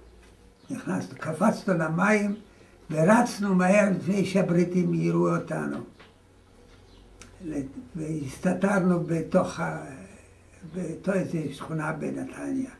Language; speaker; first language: Hebrew; non-native, fluent; German